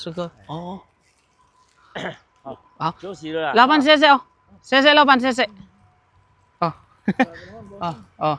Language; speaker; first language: Chinese; non-native, learner; Filipino